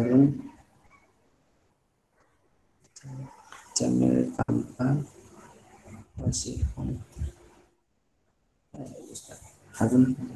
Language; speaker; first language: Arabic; non-native, learner; Indonesian